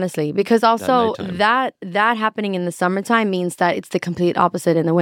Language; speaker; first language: English; non-native, fluent; Swedish